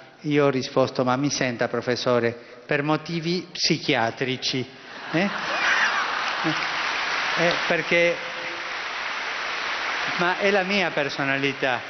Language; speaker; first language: Italian; non-native, fluent; Spanish